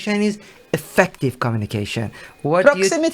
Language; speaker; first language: English; non-native, learner; Persian